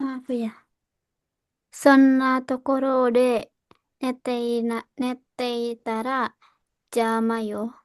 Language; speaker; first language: Japanese; non-native, learner; Indonesian